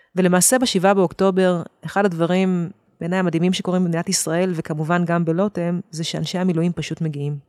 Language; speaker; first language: Hebrew; native; Hebrew